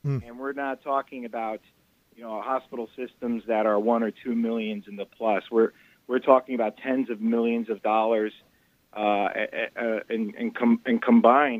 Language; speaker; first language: English; native; English